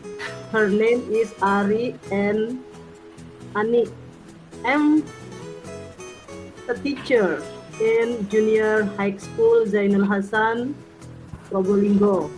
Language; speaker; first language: English; non-native, learner; Indonesian